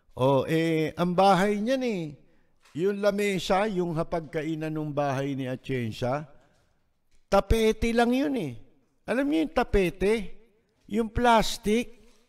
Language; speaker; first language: Filipino; native; Filipino